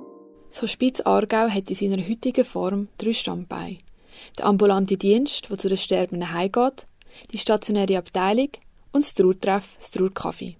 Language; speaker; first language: German; native; German